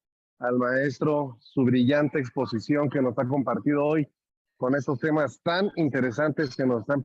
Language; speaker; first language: Spanish; native; Spanish